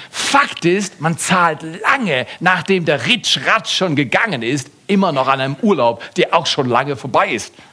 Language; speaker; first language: German; native; German